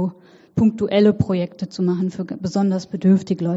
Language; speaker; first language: German; native; German